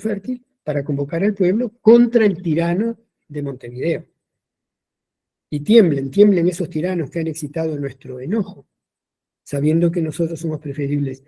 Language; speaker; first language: Spanish; native; Spanish